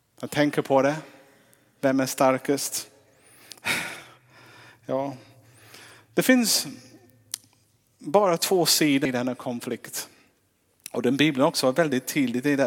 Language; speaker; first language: Swedish; non-native, fluent; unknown